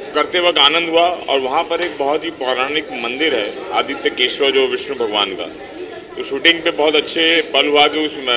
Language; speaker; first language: Hindi; native; Hindi